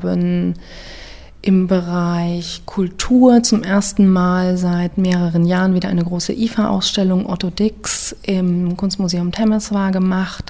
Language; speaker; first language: German; native; German